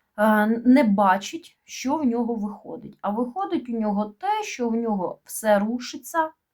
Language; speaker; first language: Ukrainian; non-native, local second language; Russian